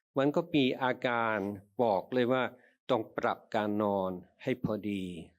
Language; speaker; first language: Thai; native; Thai